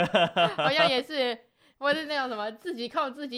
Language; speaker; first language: Chinese; native; Chinese